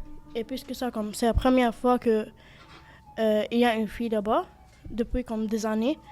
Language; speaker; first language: French; non-native, learner; Arabic